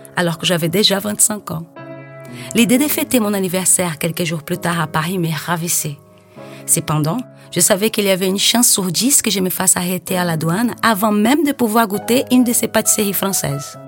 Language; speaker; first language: French; non-native, fluent; Portuguese